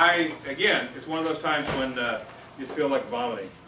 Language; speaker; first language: English; native; English